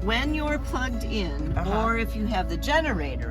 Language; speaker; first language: English; native; English